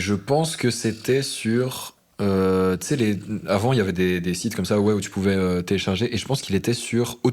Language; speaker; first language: French; native; French